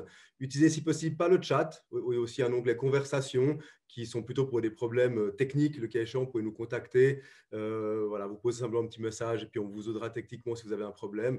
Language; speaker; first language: French; native; French